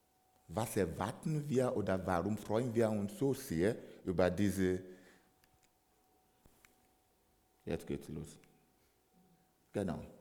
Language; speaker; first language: German; non-native, fluent; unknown